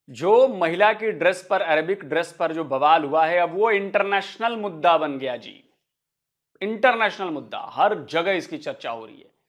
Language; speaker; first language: Hindi; native; Hindi